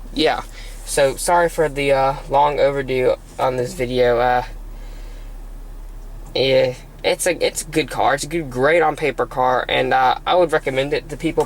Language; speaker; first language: English; native; English